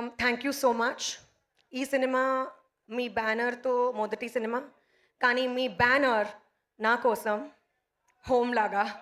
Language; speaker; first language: Telugu; non-native, local second language; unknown